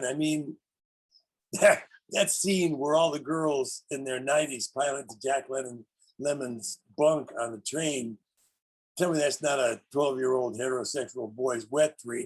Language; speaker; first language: English; native; English